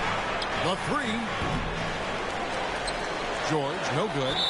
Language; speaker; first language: English; native; English